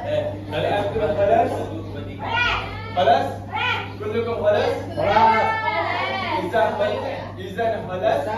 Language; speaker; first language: Arabic; non-native, learner; Malay